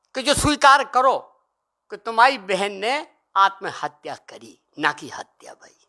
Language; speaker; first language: Hindi; native; Hindi